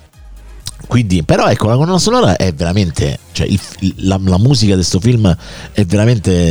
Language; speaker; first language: Italian; native; Italian